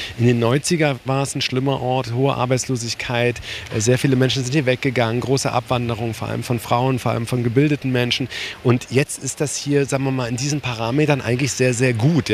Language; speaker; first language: German; native; German